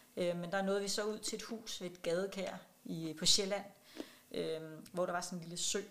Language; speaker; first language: Danish; non-native, local second language; Kalaallisut